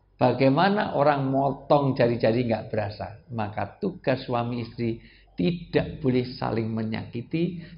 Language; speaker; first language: Indonesian; native; Indonesian